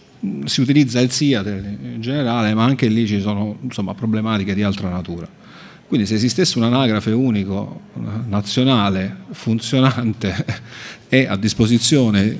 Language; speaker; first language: Italian; native; Italian